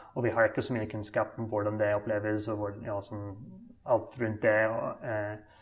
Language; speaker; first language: Norwegian; non-native, fluent; English